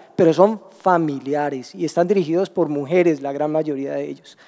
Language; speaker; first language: Spanish; native; Spanish